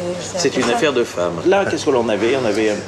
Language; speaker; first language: French; native; French